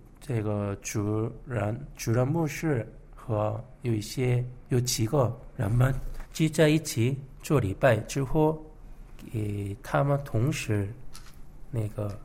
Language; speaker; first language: Chinese; non-native, fluent; Korean